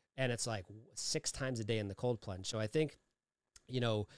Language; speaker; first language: English; native; English